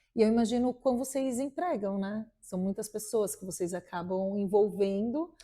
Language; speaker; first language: Portuguese; native; Portuguese